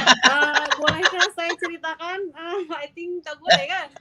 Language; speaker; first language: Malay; non-native, learner; Indonesian